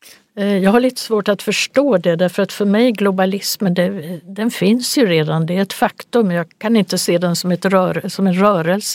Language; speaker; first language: Swedish; native; Swedish